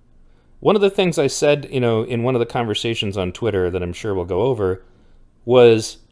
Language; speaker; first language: English; native; English